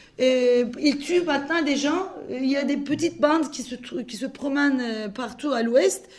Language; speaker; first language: French; non-native, fluent; Turkish